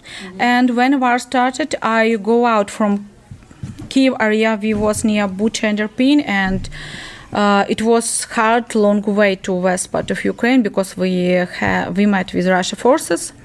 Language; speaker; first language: English; non-native, learner; Ukrainian